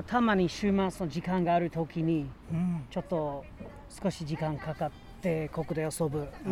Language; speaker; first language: Japanese; non-native, learner; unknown